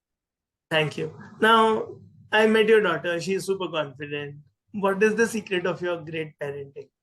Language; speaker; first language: English; non-native, local second language; Hindi